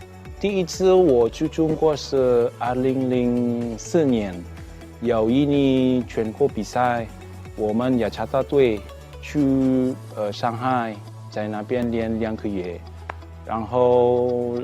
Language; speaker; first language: Chinese; non-native, learner; Indonesian